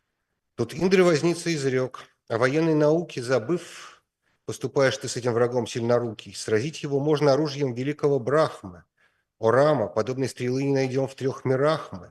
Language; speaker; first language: Russian; native; Russian